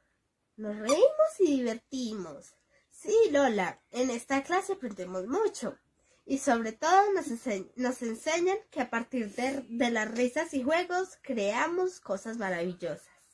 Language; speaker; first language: Spanish; native; Spanish